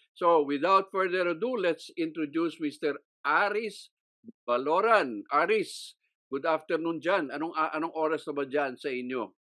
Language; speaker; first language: Filipino; native; Filipino